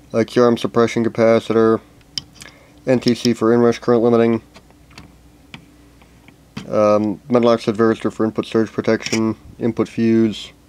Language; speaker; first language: English; native; English